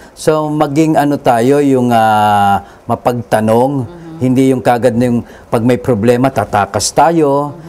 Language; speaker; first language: Filipino; non-native, local second language; Bikol